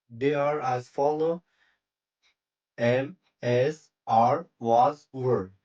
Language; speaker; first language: English; non-native, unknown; Turkish